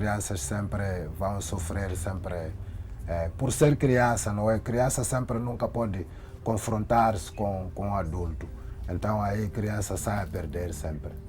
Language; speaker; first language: Portuguese; non-native, local second language; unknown